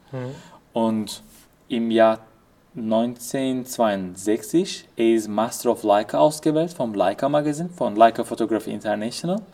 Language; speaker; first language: German; non-native, fluent; Turkish